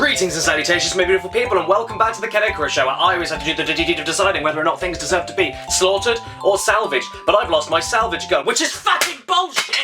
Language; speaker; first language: English; native; English